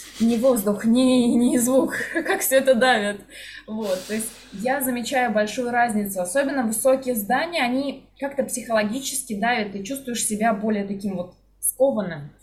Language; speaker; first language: Russian; native; Russian